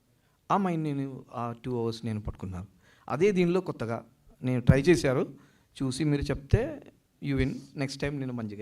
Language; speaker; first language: Telugu; non-native, learner; Malayalam